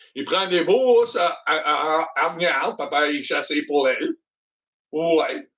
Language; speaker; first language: French; non-native, learner; English